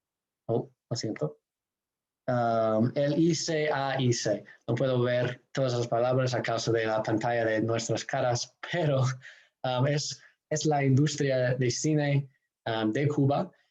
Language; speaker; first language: Spanish; non-native, fluent; English